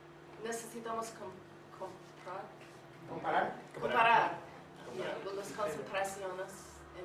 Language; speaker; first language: Spanish; non-native, learner; English